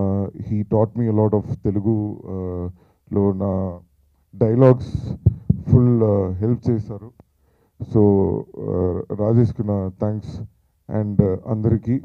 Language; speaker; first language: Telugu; non-native, learner; Tamil